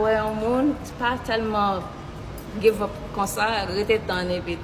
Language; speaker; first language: French; non-native, learner; Haitian Creole